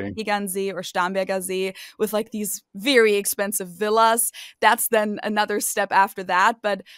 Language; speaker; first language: English; non-native, fluent; German